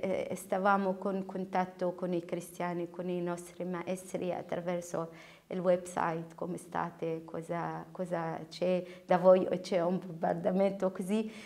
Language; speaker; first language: Italian; non-native, learner; Arabic